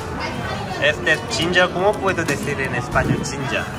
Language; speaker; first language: Spanish; non-native, learner; Korean